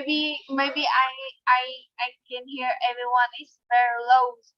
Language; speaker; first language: English; non-native, learner; Vietnamese